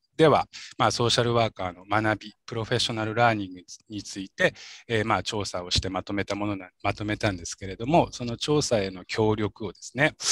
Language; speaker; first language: Japanese; native; Japanese